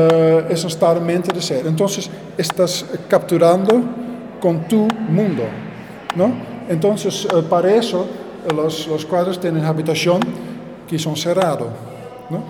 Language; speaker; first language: Spanish; non-native, learner; Dutch